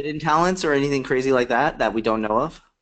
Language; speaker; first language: English; native; English